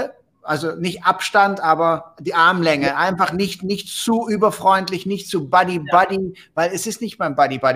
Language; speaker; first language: German; native; German